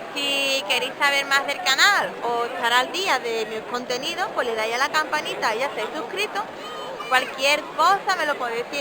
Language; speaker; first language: Spanish; native; Spanish